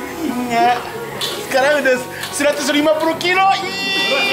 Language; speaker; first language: Indonesian; non-native, fluent; Japanese